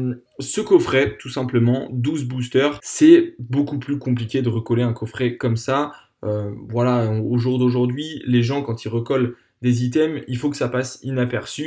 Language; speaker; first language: French; native; French